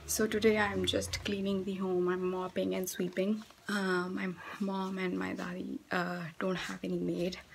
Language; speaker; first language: Hindi; native; Hindi